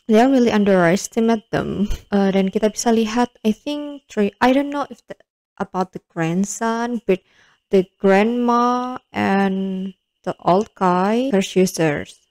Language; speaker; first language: English; non-native, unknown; Indonesian